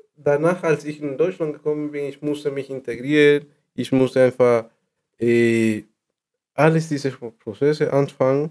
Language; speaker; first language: German; non-native, learner; Spanish